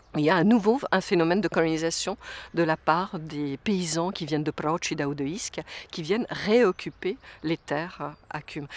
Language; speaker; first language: French; non-native, fluent; Italian